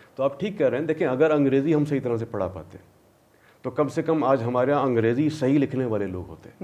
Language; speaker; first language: Urdu; non-native, local second language; Punjabi